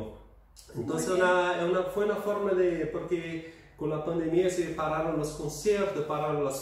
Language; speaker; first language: Spanish; non-native, fluent; Portuguese